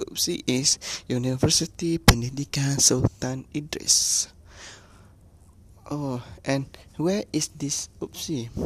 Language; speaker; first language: English; non-native, learner; Malay